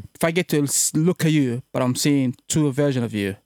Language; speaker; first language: English; early bilingual, other home language; French